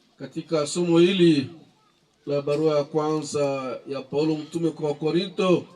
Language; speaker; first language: Swahili; native; Swahili